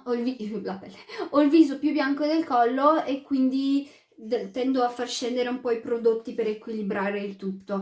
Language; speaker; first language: Italian; early bilingual, other home language; Arabic